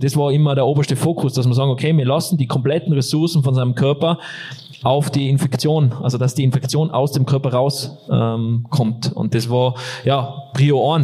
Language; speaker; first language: German; native; German